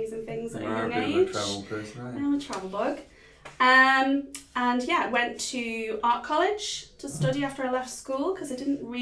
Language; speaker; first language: English; native; English